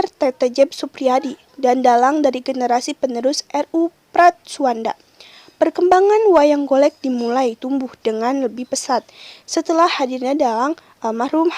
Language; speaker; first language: Indonesian; native; Indonesian